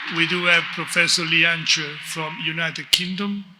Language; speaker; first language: English; non-native, fluent; Italian